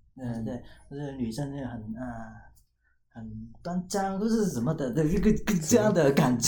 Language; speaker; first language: Chinese; non-native, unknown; Vietnamese